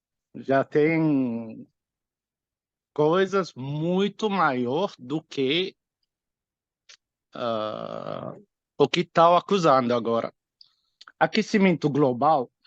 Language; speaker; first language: Portuguese; non-native, fluent; Arabic